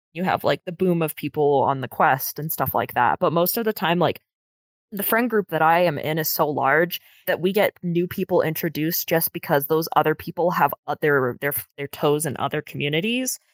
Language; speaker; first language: English; native; English